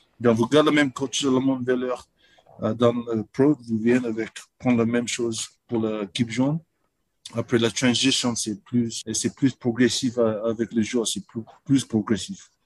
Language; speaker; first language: French; non-native, learner; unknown